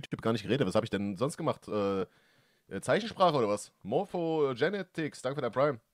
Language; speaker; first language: German; native; German